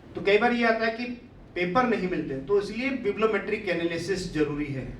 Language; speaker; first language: Hindi; native; Hindi